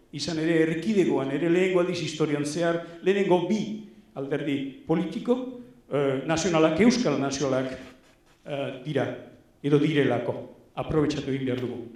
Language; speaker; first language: Basque; non-native, local second language; Spanish